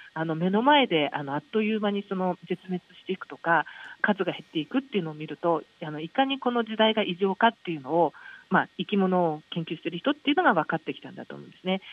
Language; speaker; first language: Japanese; native; Japanese